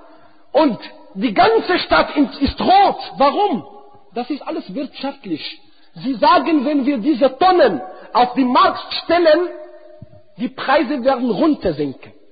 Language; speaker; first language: German; non-native, fluent; Arabic